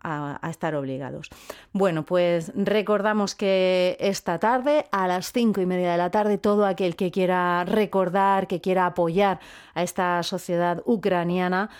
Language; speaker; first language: Spanish; native; Spanish